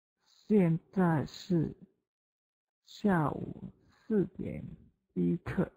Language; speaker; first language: Chinese; non-native, fluent; Indonesian